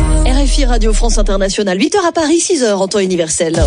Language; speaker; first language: French; native; French